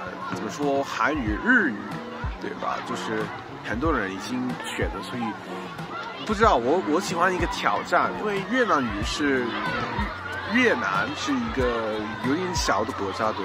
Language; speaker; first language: Chinese; non-native, fluent; English